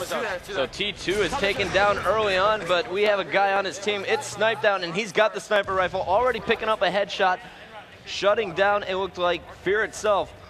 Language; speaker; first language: English; native; English